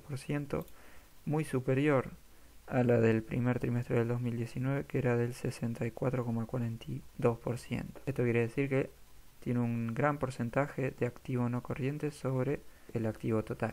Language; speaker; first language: Spanish; native; Spanish